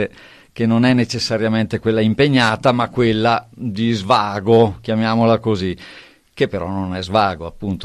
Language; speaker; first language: Italian; native; Italian